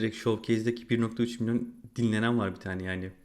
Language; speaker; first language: Turkish; native; Turkish